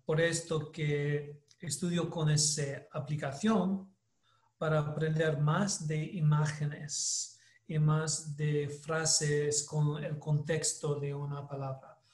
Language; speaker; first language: Spanish; non-native, learner; English